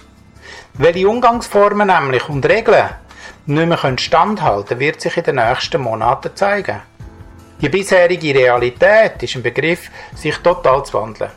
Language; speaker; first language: German; native; German